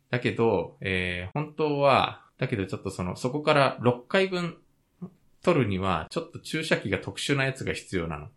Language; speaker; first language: Japanese; native; Japanese